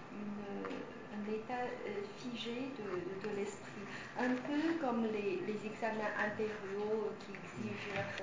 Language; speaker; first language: French; non-native, fluent; Chinese